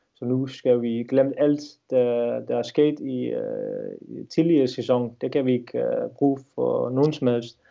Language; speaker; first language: Danish; non-native, fluent; Dutch